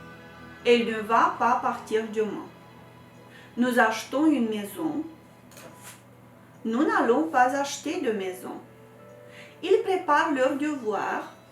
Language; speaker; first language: French; non-native, fluent; Romanian